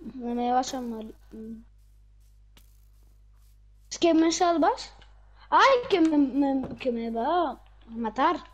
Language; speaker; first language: Spanish; non-native, learner; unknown